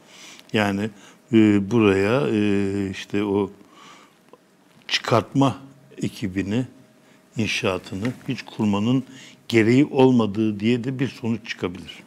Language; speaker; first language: Turkish; native; Turkish